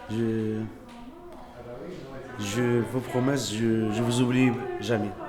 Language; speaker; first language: French; non-native, learner; Arabic